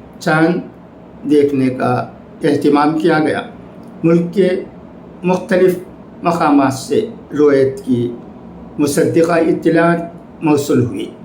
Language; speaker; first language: Urdu; native; Urdu